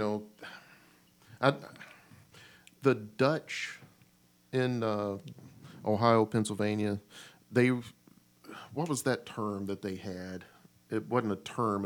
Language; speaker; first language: English; native; English